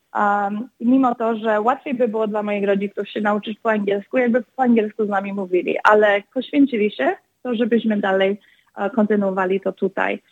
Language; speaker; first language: Polish; early bilingual, other home language; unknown